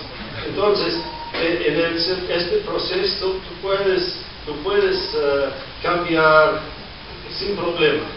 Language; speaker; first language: Spanish; non-native, learner; English